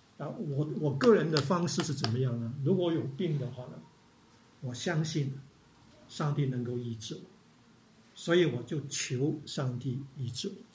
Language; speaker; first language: Chinese; non-native, local second language; Cantonese